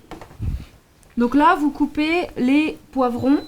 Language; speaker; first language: French; native; French